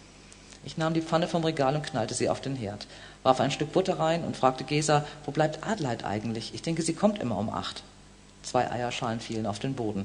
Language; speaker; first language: German; native; German